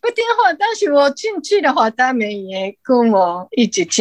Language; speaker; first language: Chinese; non-native, fluent; Japanese